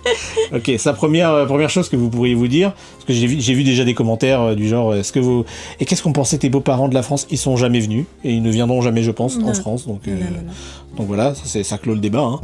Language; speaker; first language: French; native; French